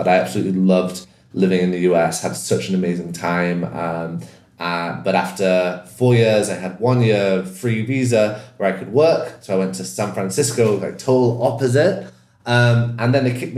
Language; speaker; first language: English; native; English